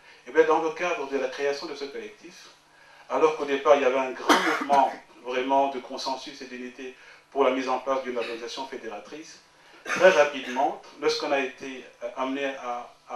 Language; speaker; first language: French; native; French